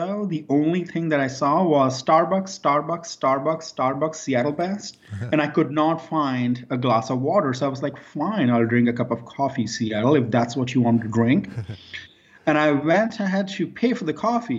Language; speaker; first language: English; non-native, local second language; Hindi